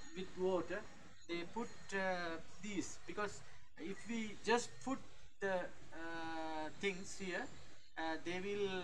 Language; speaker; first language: English; non-native, fluent; Sinhala